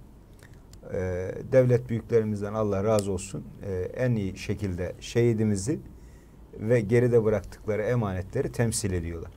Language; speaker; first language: Turkish; native; Turkish